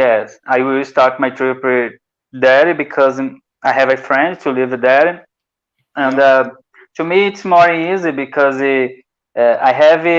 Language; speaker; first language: English; non-native, learner; Portuguese